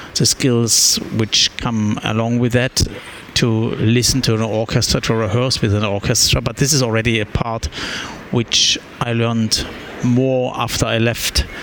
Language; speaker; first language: English; non-native, fluent; German